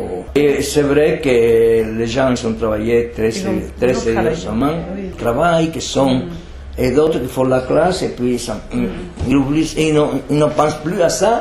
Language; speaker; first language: French; non-native, fluent; Spanish